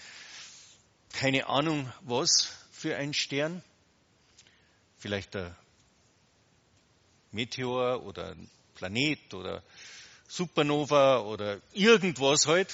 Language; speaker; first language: German; native; German